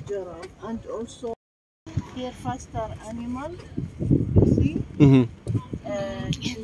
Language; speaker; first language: English; non-native, learner; Arabic